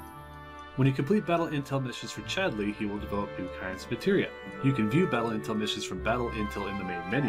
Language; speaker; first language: English; native; English